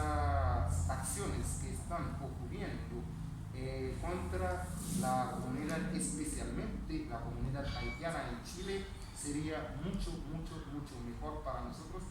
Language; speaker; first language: Spanish; non-native, learner; Haitian Creole